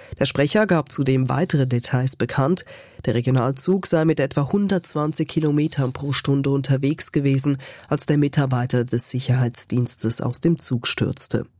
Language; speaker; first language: German; native; German